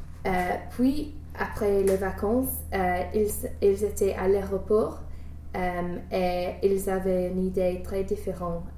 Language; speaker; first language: French; non-native, learner; English